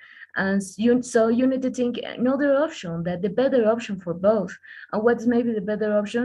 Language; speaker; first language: English; non-native, learner; Spanish